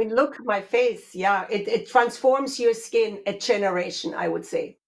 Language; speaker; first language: English; non-native, fluent; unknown